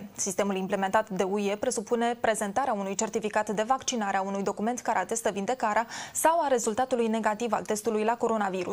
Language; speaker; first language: Romanian; native; Romanian